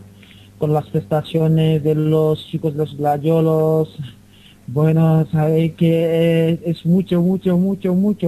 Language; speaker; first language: Spanish; non-native, learner; Wolof